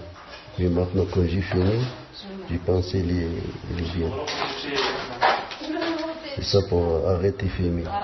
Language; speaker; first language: French; non-native, learner; Arabic